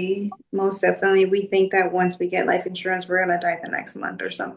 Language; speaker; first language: English; native; English